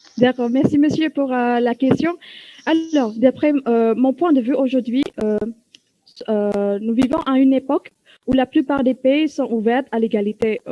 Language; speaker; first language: French; non-native, fluent; Indonesian